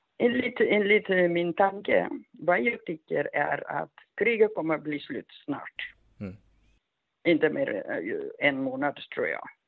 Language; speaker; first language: Swedish; non-native, fluent; Amharic